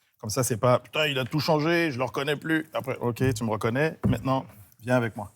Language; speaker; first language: French; early bilingual, other home language; Haitian Creole